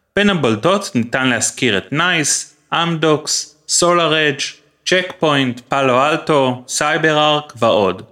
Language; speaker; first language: Hebrew; native; Hebrew